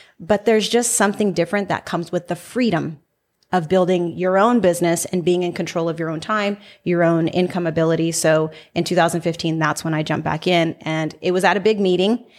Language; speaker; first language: English; native; English